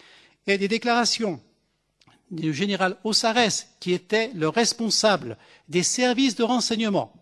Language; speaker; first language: French; native; French